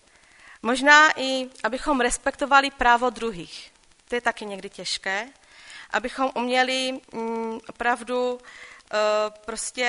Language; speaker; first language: Czech; non-native, local second language; Polish